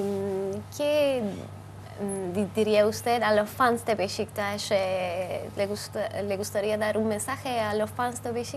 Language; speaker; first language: Spanish; non-native, fluent; Turkish